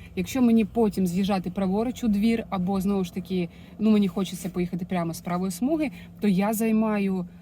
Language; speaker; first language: Ukrainian; non-native, local second language; Russian